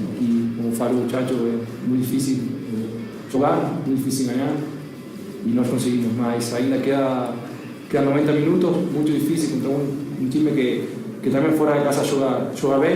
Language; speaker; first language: Portuguese; non-native, learner; Spanish